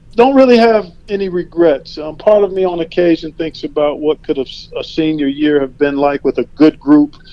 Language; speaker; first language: English; native; English